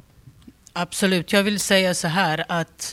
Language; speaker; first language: Swedish; non-native, fluent; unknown